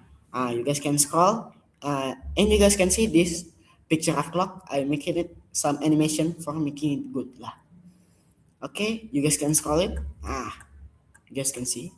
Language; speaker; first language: English; non-native, learner; Indonesian